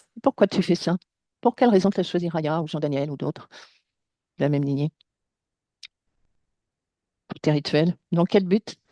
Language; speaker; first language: French; native; French